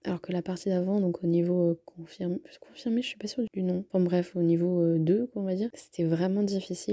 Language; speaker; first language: French; native; French